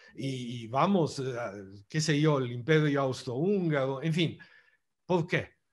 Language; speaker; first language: Spanish; non-native, fluent; Italian